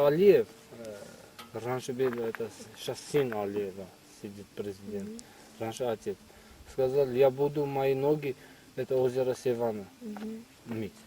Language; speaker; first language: Russian; non-native, local second language; Armenian